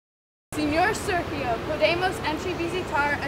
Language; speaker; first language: Spanish; non-native, learner; English